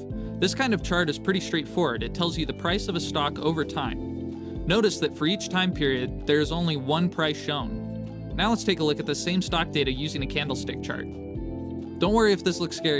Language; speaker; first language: English; native; English